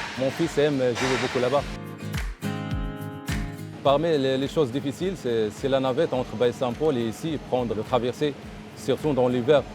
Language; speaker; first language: French; non-native, local second language; Arabic